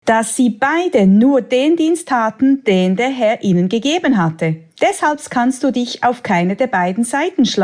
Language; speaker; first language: German; native; German